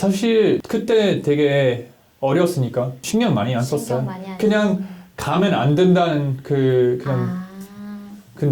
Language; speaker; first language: Korean; non-native, learner; English